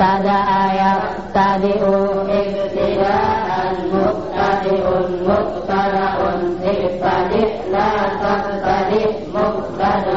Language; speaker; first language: Arabic; non-native, learner; Indonesian